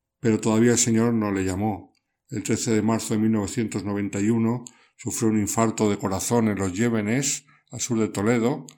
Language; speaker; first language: Spanish; native; Spanish